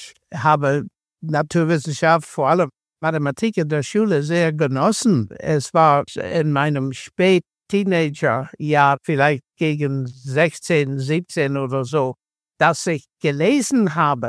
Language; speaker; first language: German; non-native, fluent; English